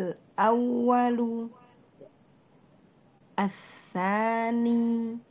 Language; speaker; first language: Arabic; non-native, learner; Indonesian